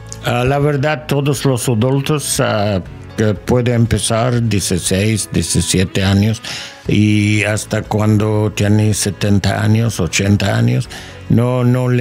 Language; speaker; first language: Spanish; non-native, learner; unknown